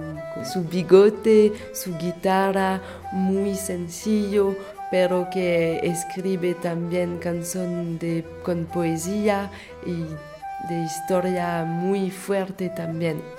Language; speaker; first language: Spanish; non-native, fluent; French